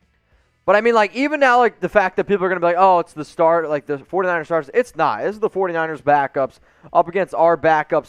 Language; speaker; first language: English; native; English